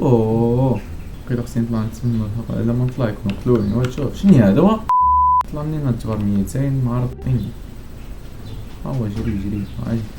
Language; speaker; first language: Arabic; native; Arabic